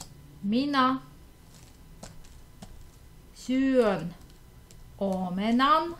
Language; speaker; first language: Finnish; non-native, fluent; Russian